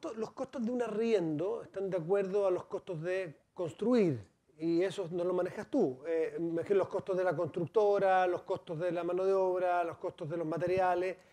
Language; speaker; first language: Spanish; native; Spanish